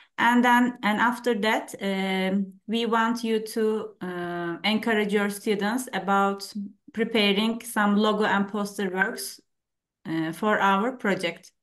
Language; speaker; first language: English; non-native, fluent; Turkish